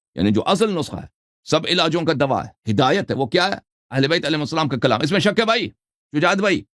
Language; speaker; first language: Urdu; non-native, fluent; Persian